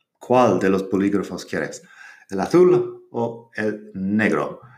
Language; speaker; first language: Spanish; non-native, fluent; English